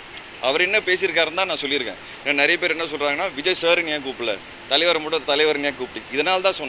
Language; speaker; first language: Tamil; native; Tamil